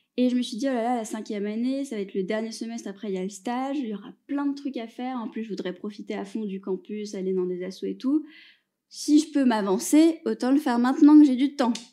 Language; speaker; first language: French; native; French